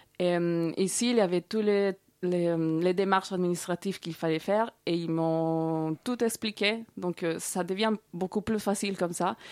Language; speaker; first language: French; non-native, fluent; Spanish